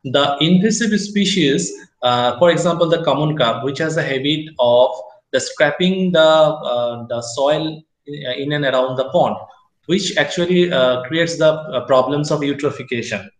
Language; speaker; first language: English; non-native, local second language; Assamese